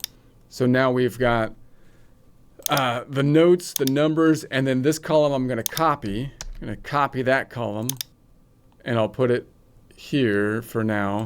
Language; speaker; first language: English; native; English